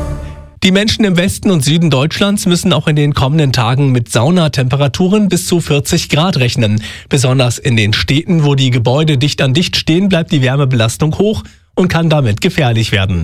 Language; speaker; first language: German; native; German